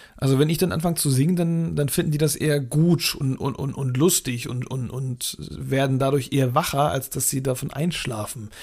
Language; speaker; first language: German; native; German